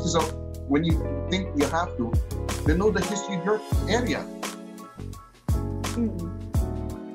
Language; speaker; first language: English; non-native, local second language; Filipino